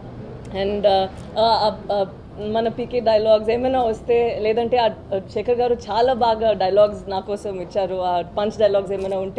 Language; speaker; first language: Telugu; non-native, local second language; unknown